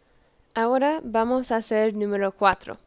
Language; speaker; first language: Spanish; early bilingual, heritage; Spanish